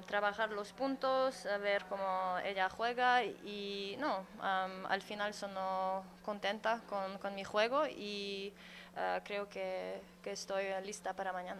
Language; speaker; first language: Spanish; non-native, fluent; French